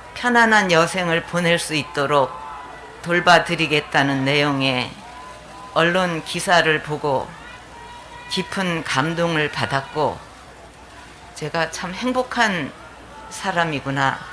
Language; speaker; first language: Korean; native; Korean